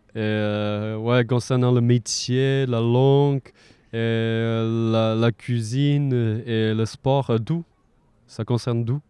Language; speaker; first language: French; non-native, fluent; Chinese